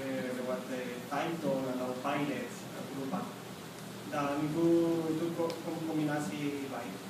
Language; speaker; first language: Indonesian; non-native, fluent; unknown